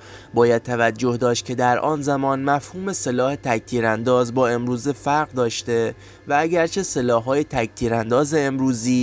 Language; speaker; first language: Persian; native; Persian